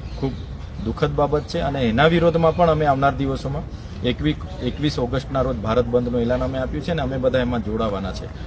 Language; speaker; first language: Gujarati; non-native, local second language; Vasavi